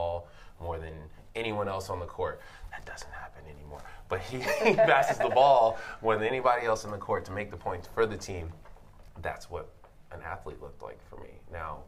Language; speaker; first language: English; native; English